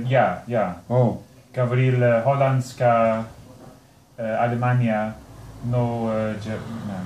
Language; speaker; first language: Russian; non-native, learner; English